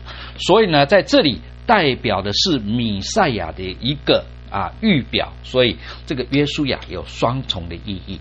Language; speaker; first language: Chinese; native; Chinese